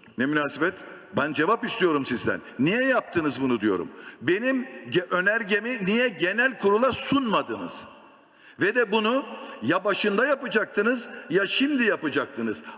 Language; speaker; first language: Turkish; native; Turkish